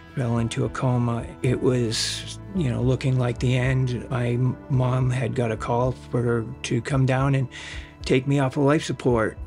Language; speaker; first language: English; native; English